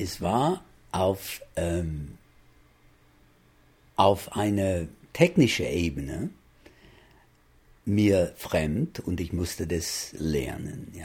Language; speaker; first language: German; non-native, fluent; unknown